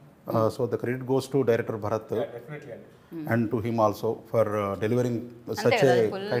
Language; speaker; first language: Telugu; native; Telugu